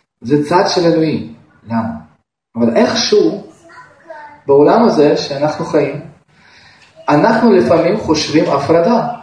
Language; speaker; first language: Hebrew; non-native, fluent; Russian